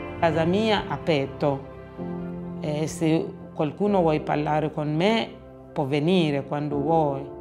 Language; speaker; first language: Italian; non-native, learner; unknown